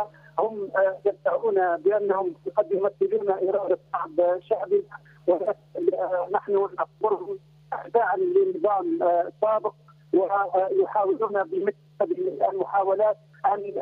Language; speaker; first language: Arabic; native; Arabic